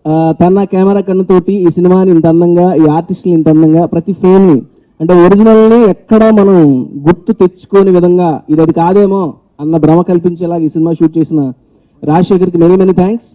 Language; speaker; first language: Telugu; native; Telugu